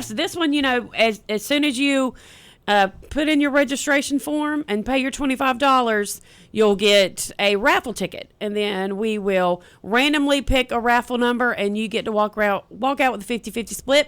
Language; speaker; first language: English; native; English